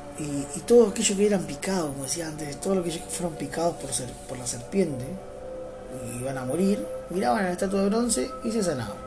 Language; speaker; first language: Spanish; native; Spanish